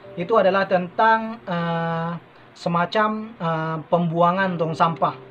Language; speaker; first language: Indonesian; non-native, local second language; Madurese